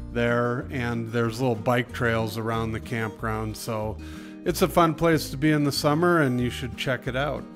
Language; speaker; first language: English; native; English